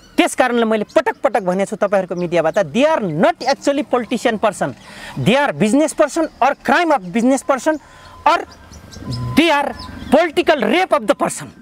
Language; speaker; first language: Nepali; non-native, local second language; Rana Tharu